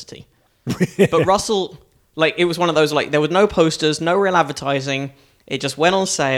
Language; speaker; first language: English; native; English